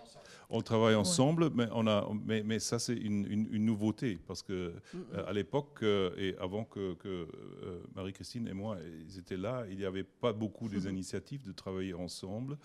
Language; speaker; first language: French; non-native, learner; German